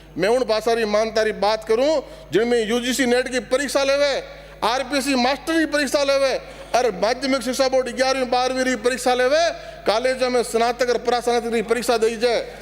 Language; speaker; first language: Hindi; non-native, local second language; Marwari